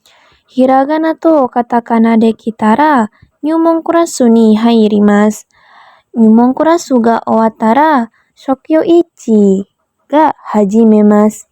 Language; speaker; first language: Japanese; non-native, learner; Indonesian